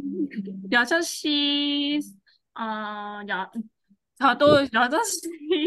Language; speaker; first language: Korean; non-native, learner; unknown